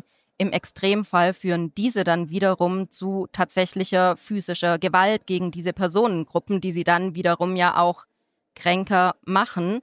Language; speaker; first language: German; native; German